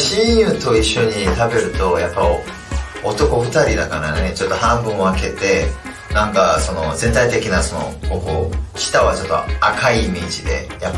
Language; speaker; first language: Japanese; non-native, fluent; Korean